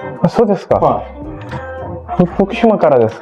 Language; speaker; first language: Japanese; non-native, learner; Telugu